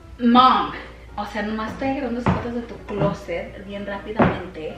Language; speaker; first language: Spanish; early bilingual, heritage; Spanish